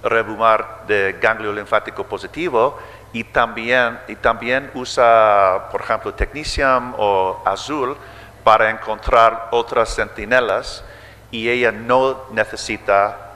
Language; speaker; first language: Spanish; early bilingual, heritage; English